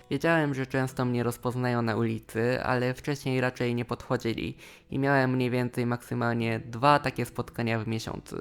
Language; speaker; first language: Polish; non-native, fluent; Japanese